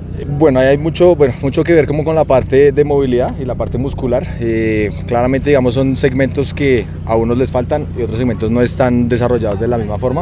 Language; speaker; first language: Spanish; native; Spanish